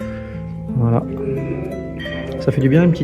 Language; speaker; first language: French; native; French